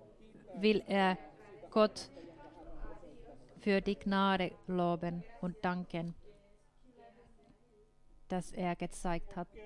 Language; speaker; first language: German; non-native, fluent; Finnish